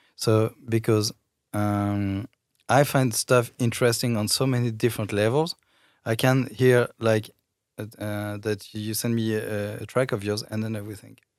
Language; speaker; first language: English; non-native, fluent; French